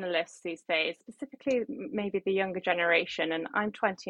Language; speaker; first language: English; native; English